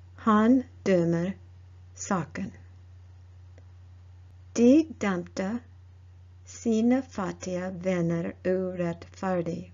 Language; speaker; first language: Norwegian; non-native, learner; English